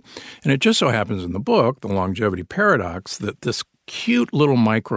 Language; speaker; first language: English; native; English